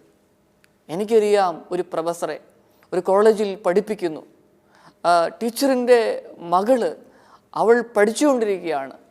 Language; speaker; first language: Malayalam; native; Malayalam